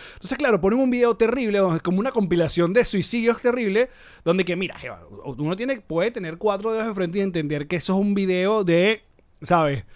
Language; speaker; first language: Spanish; native; Spanish